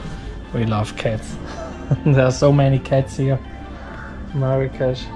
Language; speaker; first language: English; non-native, fluent; German